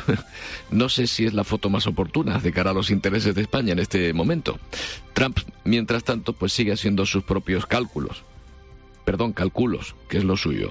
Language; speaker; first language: Spanish; native; Spanish